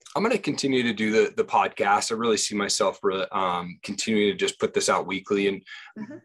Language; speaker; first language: English; native; English